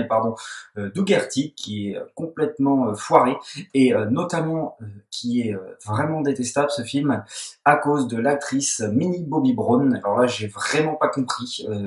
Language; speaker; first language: French; native; French